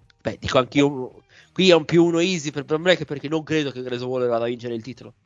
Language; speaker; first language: Italian; native; Italian